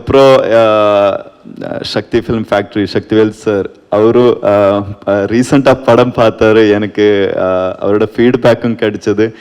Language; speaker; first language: Tamil; non-native, learner; Kannada